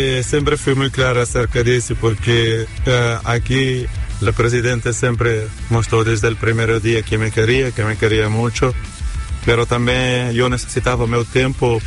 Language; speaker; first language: Spanish; non-native, learner; Portuguese